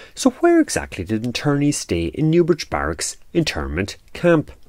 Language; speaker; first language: English; native; English